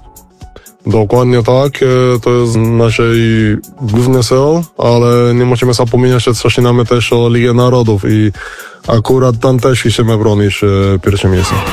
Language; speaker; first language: Polish; non-native, fluent; Spanish